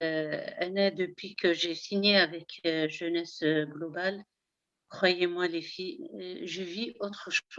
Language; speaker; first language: French; early bilingual, heritage; Arabic